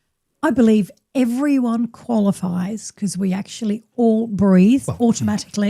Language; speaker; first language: English; native; English